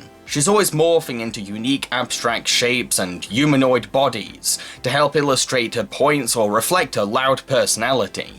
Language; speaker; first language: English; native; English